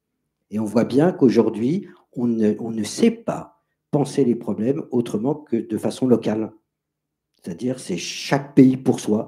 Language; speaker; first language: French; native; French